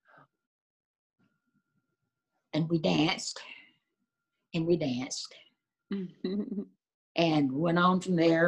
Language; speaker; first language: English; native; English